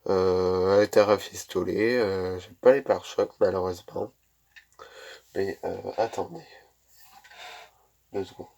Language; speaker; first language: French; native; French